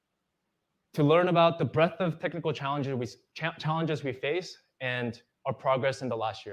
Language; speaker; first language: English; non-native, fluent; Korean